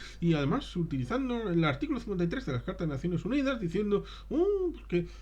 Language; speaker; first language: Spanish; native; Spanish